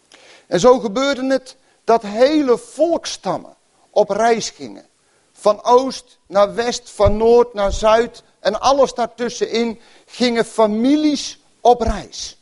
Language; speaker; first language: Dutch; native; Dutch